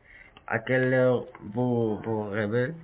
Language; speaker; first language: French; non-native, learner; Spanish